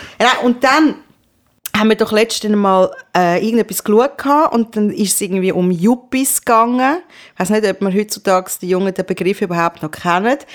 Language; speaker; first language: German; early bilingual, other home language; Persian